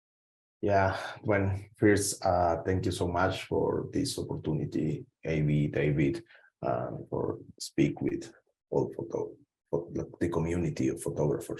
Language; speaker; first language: English; non-native, learner; Spanish